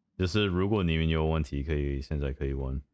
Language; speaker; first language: Chinese; non-native, fluent; English